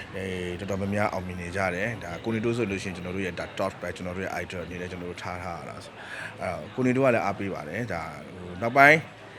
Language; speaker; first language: Burmese; non-native, local second language; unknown